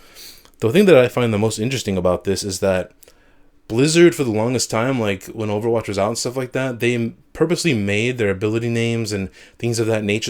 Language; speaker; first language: English; native; English